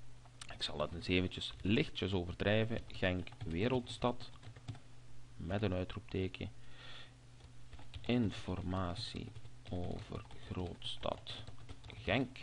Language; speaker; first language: Dutch; native; Dutch